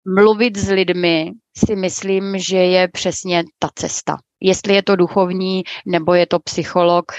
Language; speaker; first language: Czech; native; Czech